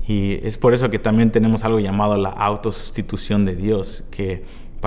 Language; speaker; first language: Spanish; native; Spanish